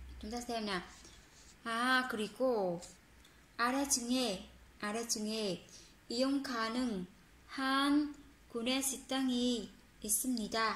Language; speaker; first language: Korean; non-native, fluent; Vietnamese